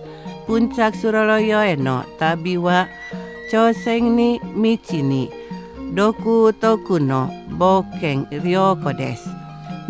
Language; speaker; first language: Japanese; non-native, fluent; Indonesian